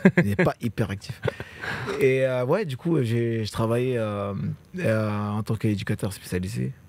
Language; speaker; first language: French; native; French